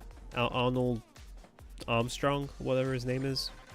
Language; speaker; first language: English; native; English